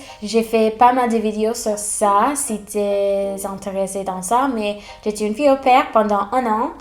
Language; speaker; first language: French; non-native, fluent; English